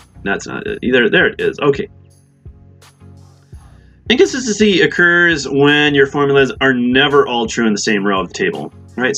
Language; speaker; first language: English; native; English